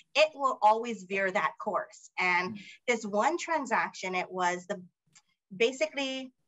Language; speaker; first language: English; native; English